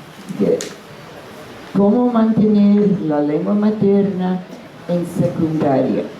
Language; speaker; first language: Spanish; non-native, fluent; English